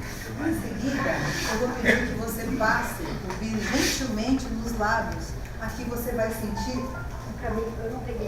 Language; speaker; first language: Portuguese; native; Portuguese